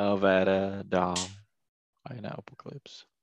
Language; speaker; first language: German; non-native, learner; Czech